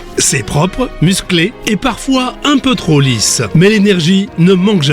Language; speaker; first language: French; native; French